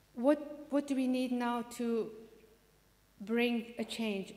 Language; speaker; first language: English; non-native, fluent; Persian